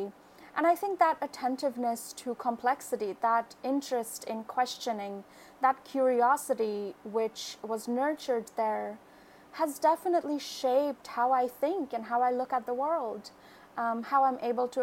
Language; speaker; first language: English; non-native, local second language; Bangla